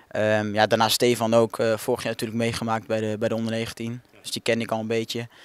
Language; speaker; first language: Dutch; native; Dutch